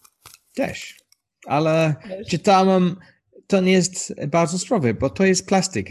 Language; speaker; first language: Polish; non-native, learner; English